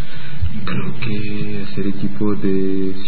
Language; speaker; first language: Spanish; non-native, learner; French